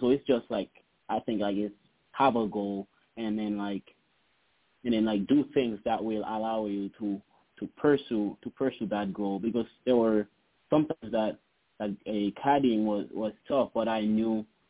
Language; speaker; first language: English; non-native, fluent; Haitian Creole